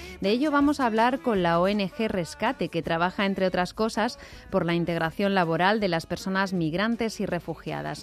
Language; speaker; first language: Spanish; native; Spanish